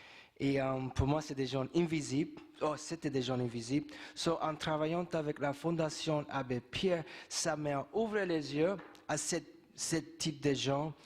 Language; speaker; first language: French; non-native, fluent; English